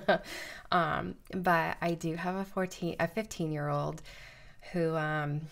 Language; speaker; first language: English; native; English